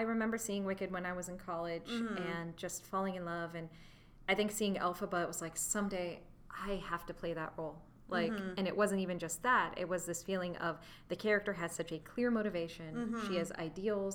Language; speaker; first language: English; native; English